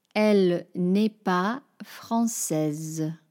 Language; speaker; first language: French; non-native, fluent; English